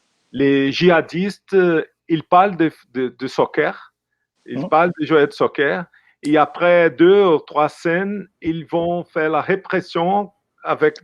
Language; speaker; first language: French; non-native, fluent; Portuguese